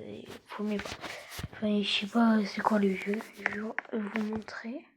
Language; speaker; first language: French; native; French